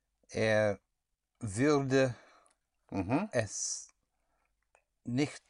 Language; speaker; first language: German; non-native, learner; English